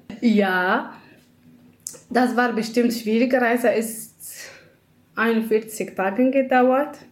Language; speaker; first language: German; non-native, learner; Arabic